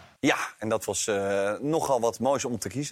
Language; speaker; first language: Dutch; native; Dutch